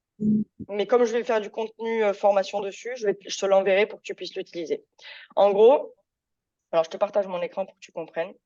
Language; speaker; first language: French; native; French